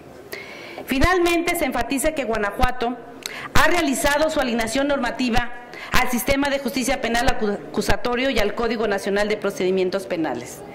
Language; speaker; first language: Spanish; native; Spanish